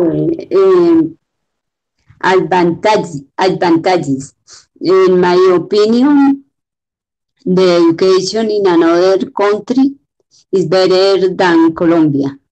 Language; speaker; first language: English; non-native, learner; Spanish